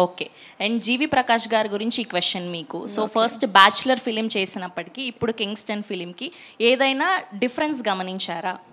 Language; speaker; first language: Telugu; native; Telugu